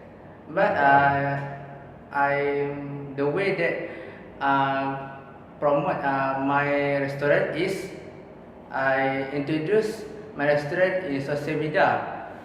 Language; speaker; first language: English; non-native, learner; Malay